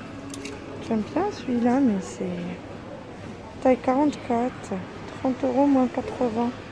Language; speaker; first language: French; native; French